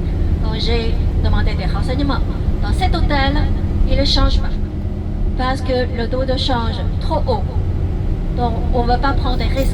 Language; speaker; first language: French; non-native, fluent; Chinese